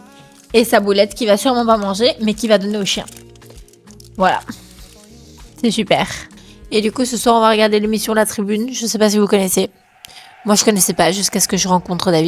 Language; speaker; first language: French; native; French